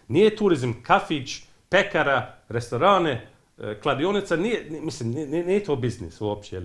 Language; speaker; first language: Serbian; non-native, fluent; English